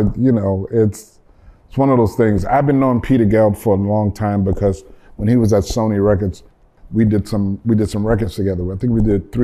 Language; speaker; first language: English; native; English